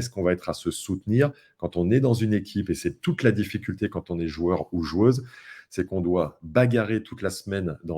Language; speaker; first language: French; native; French